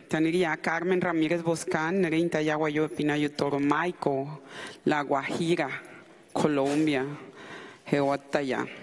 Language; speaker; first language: Spanish; non-native, local second language; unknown